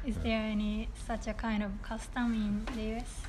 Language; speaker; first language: English; non-native, learner; Japanese